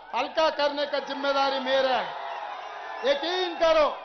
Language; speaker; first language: Hindi; non-native, local second language; Telugu